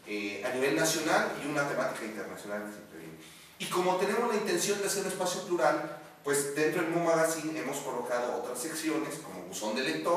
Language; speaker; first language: Spanish; native; Spanish